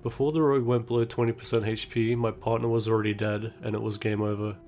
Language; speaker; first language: English; native; English